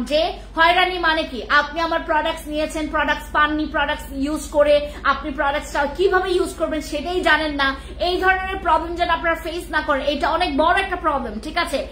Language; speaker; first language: Bangla; non-native, local second language; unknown